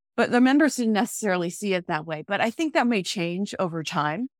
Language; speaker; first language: English; native; English